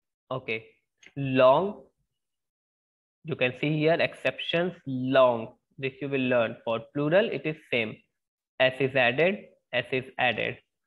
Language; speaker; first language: English; non-native, local second language; Hindi